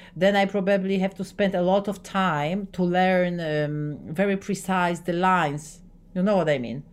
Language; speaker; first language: English; non-native, fluent; Polish